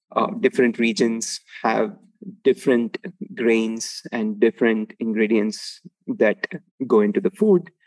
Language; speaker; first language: English; non-native, local second language; Tamil